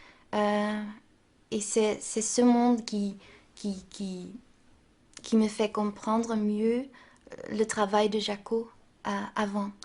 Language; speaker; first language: French; non-native, local second language; Dutch